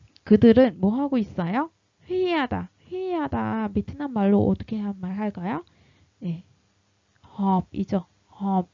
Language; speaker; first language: Korean; non-native, fluent; Vietnamese